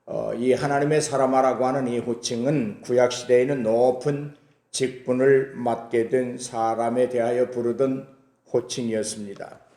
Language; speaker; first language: Korean; native; Korean